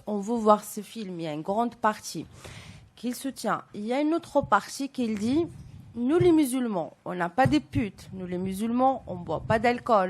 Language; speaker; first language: French; non-native, local second language; Arabic